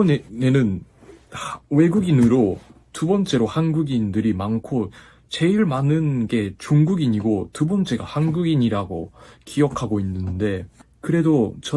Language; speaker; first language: Korean; non-native, fluent; Japanese